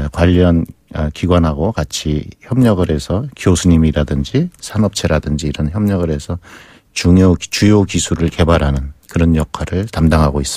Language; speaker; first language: Korean; native; Korean